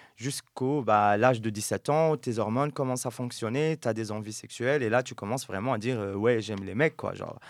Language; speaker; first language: French; non-native, local second language; Arabic